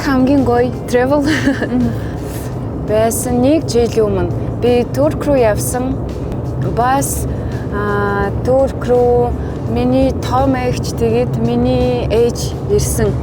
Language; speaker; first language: Mongolian; non-native, learner; Russian